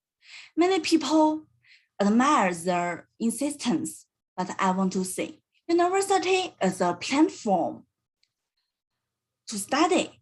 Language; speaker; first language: English; non-native, learner; Chinese